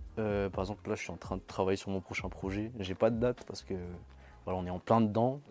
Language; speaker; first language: French; non-native, local second language; Malagasy